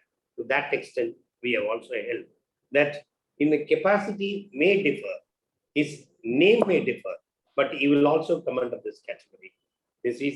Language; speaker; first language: English; non-native, local second language; Tamil